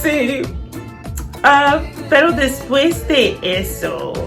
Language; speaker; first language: Spanish; non-native, learner; English